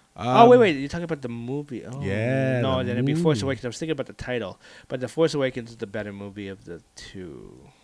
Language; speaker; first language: English; early bilingual, other home language; Filipino